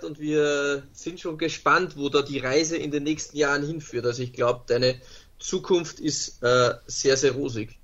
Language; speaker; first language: German; native; German